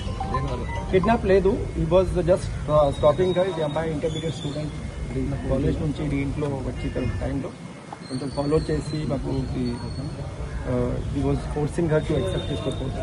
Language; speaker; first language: Telugu; non-native, learner; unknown